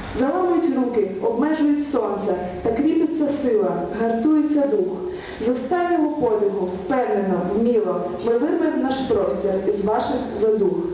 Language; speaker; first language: Ukrainian; native; Ukrainian